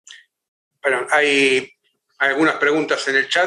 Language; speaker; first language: Spanish; native; Spanish